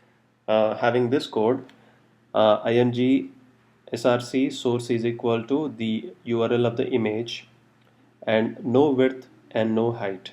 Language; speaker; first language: English; non-native, local second language; Telugu